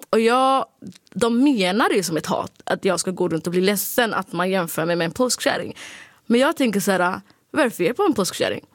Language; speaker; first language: Swedish; early bilingual, other home language; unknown